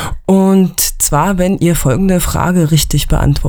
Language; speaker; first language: German; native; German